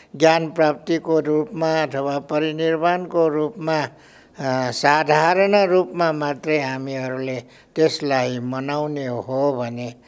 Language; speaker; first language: Nepali; non-native, local second language; Newari